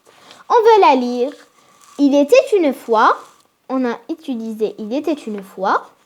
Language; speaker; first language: French; non-native, local second language; Arabic